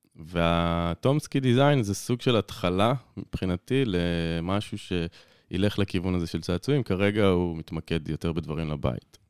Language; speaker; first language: Hebrew; native; Hebrew